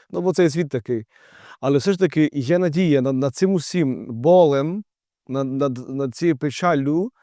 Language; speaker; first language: Ukrainian; native; Ukrainian